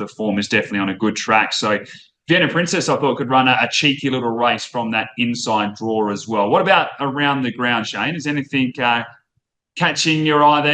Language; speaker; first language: English; native; English